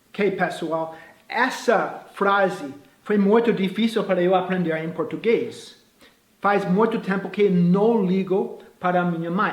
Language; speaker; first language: Portuguese; non-native, fluent; English